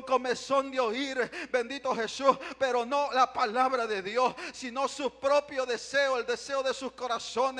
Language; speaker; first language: Spanish; native; Spanish